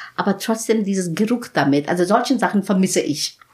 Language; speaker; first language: German; non-native, fluent; Bangla